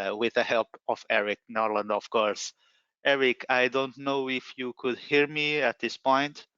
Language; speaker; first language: English; non-native, fluent; Portuguese